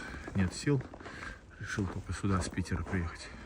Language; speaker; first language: Russian; early bilingual, heritage; Russian